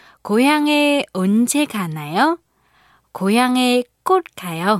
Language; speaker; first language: Korean; non-native, fluent; Vietnamese